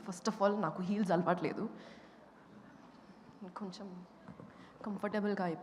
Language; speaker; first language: Telugu; non-native, local second language; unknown